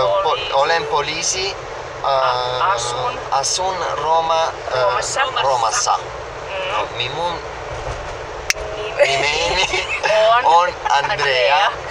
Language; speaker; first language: Finnish; non-native, learner; Italian